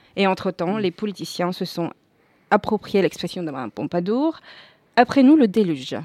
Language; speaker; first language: French; non-native, fluent; Spanish